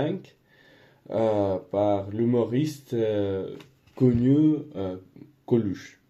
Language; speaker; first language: French; non-native, learner; Spanish